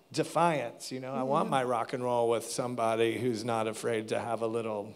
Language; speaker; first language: English; native; English